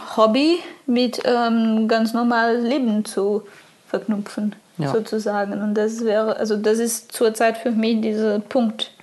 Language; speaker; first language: German; non-native, fluent; Portuguese